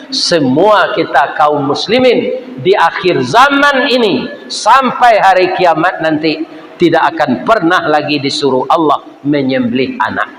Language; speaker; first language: Malay; non-native, local second language; Minangkabau